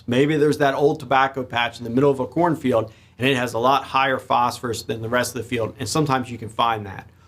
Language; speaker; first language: English; native; English